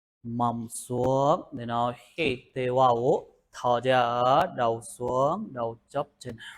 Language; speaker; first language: Vietnamese; non-native, learner; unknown